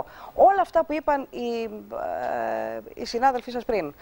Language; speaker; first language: Greek; native; Greek